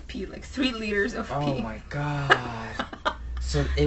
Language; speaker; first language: English; native; English